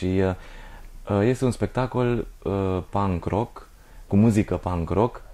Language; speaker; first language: Romanian; non-native, local second language; Hungarian